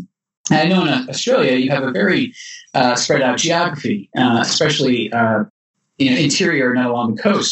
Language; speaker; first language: English; native; English